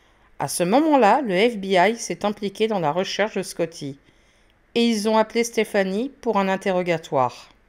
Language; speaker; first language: French; native; French